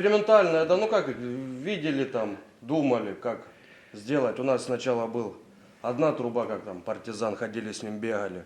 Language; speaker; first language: Russian; native; Russian